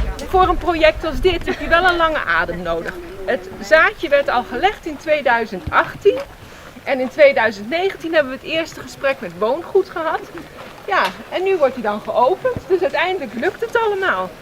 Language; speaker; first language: Dutch; native; Dutch